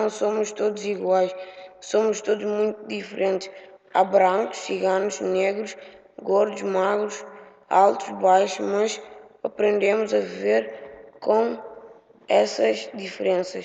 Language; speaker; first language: Portuguese; early bilingual, other home language; Upper Guinea Crioulo